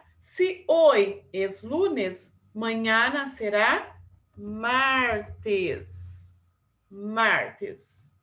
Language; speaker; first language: Spanish; non-native, fluent; Portuguese